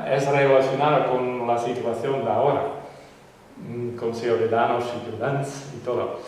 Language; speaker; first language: Spanish; non-native, fluent; Western Frisian